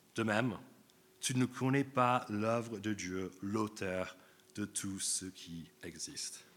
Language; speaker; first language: French; non-native, fluent; English